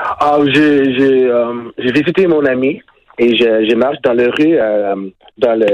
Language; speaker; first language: French; non-native, learner; English